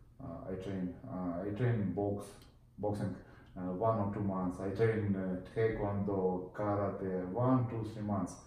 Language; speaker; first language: English; non-native, learner; Russian